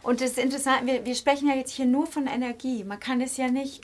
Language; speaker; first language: German; native; German